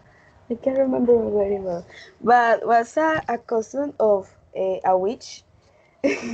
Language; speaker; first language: English; non-native, learner; Spanish